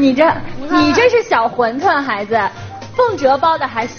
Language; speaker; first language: Chinese; native; Chinese